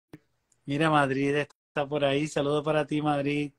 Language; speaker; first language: Spanish; native; Spanish